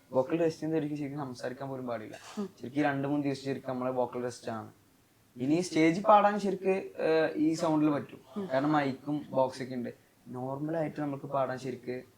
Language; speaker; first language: Malayalam; native; Malayalam